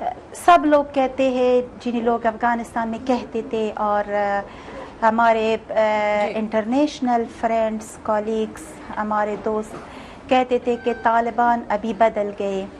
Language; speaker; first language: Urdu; non-native, learner; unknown